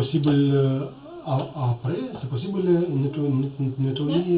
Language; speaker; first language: French; non-native, learner; Russian